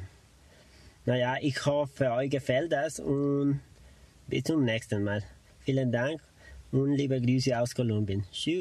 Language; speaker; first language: German; non-native, fluent; Spanish